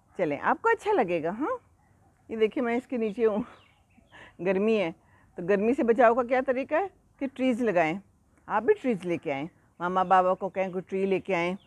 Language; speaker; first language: Urdu; native; Urdu